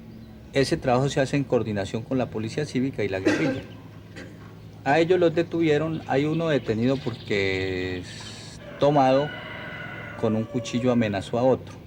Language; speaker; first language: Spanish; native; Spanish